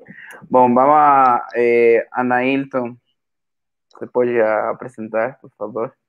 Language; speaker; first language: Portuguese; non-native, fluent; Spanish